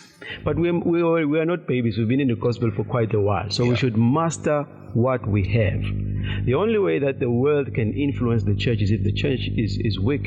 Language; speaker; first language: English; non-native, local second language; Zulu